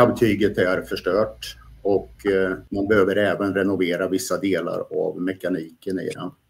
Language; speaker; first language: Swedish; native; Swedish